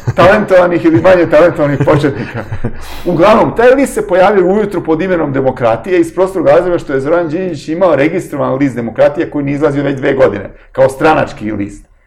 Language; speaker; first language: Serbian; native; Serbian